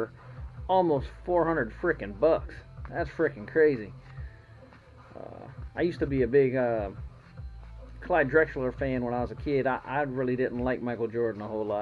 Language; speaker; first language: English; native; English